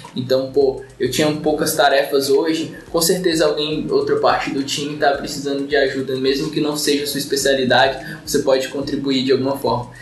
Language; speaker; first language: Portuguese; native; Portuguese